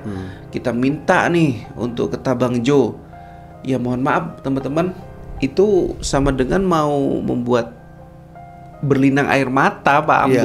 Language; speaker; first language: Indonesian; native; Indonesian